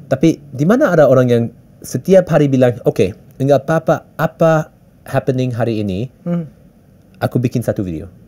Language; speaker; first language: Indonesian; early bilingual, heritage; English